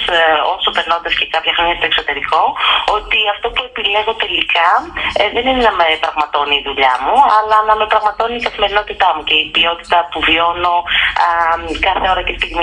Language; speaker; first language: Greek; native; Greek